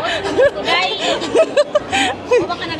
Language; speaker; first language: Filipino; non-native, local second language; Cebuano